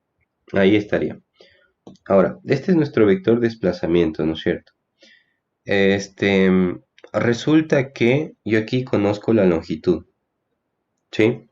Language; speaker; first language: Spanish; native; Spanish